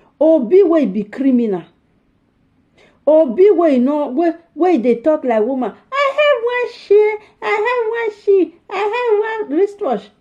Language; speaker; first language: Nigerian Pidgin; non-native, local second language; Bini